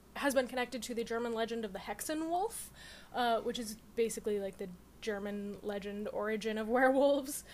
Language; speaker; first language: English; native; English